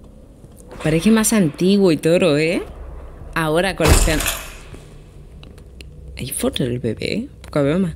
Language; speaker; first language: Spanish; native; Spanish